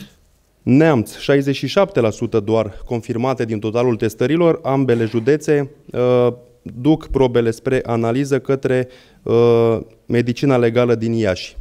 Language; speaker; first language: Romanian; native; Romanian